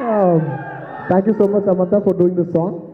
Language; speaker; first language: Tamil; non-native, local second language; Telugu